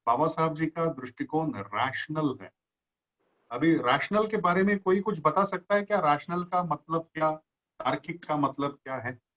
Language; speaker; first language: Hindi; non-native, local second language; Marathi